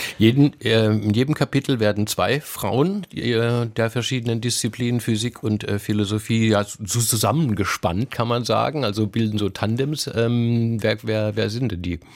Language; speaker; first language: German; native; German